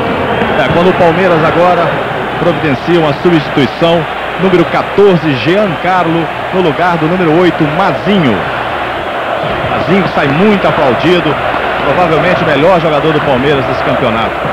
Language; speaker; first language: Portuguese; native; Portuguese